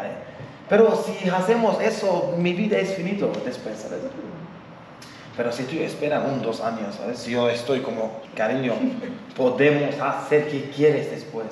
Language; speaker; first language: Spanish; non-native, learner; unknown